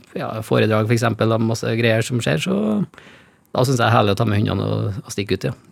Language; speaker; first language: Norwegian; native; Norwegian